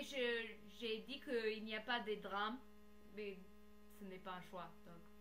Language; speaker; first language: French; non-native, learner; English